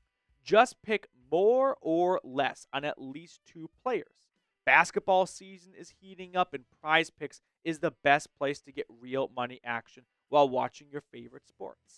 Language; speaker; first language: English; native; English